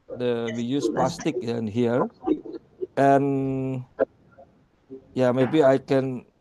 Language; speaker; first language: English; non-native, learner; Indonesian